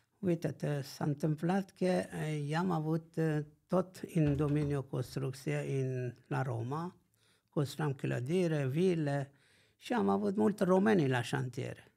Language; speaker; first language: Romanian; non-native, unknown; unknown